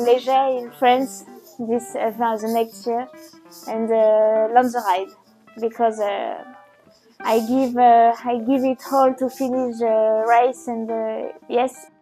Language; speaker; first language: English; non-native, learner; French